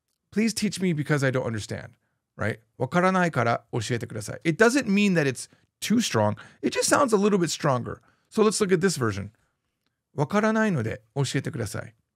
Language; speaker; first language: English; native; English